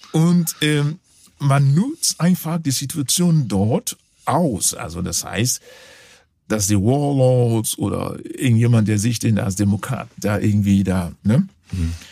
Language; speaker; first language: German; non-native, fluent; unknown